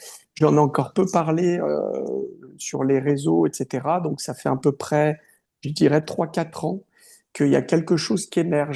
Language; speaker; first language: French; native; French